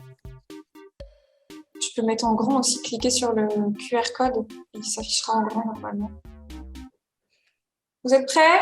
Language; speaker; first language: French; native; French